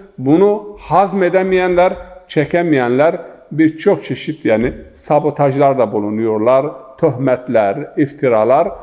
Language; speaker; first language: Turkish; non-native, local second language; Zaza